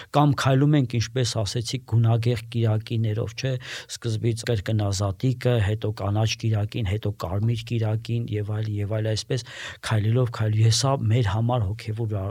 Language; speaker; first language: Armenian; native; Armenian